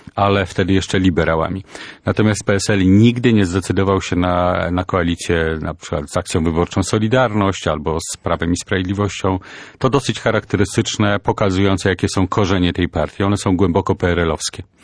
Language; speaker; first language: Polish; native; Polish